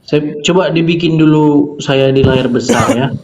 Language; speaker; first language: Indonesian; native; Indonesian